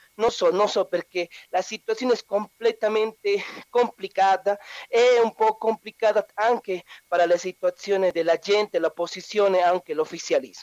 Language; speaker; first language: Italian; non-native, learner; Spanish